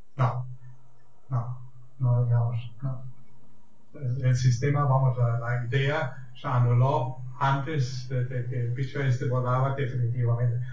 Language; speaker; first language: Spanish; non-native, fluent; German